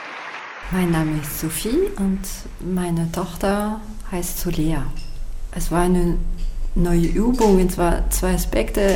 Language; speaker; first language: German; non-native, fluent; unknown